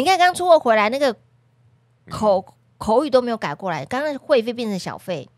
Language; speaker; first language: Chinese; native; Chinese